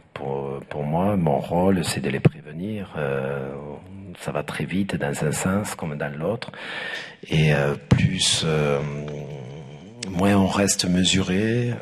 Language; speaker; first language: French; native; French